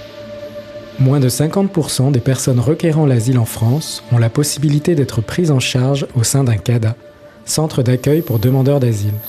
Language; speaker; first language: French; native; French